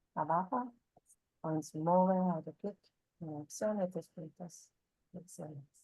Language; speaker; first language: Spanish; non-native, learner; English